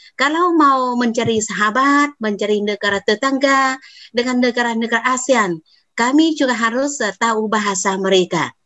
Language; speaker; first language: Indonesian; non-native, fluent; Vietnamese